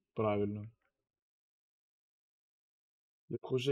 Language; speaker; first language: French; non-native, learner; Russian